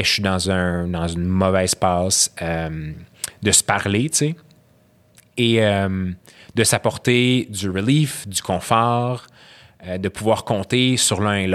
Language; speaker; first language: French; native; French